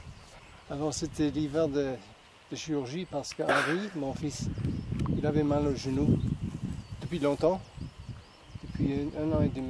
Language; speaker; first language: French; non-native, fluent; English